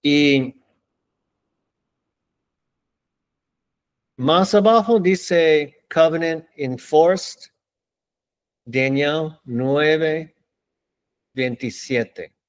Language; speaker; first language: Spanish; non-native, learner; English